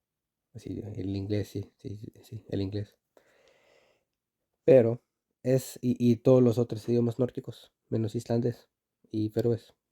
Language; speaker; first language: Spanish; non-native, fluent; Icelandic